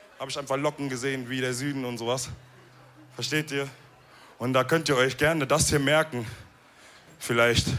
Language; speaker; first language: German; early bilingual, other home language; Wolof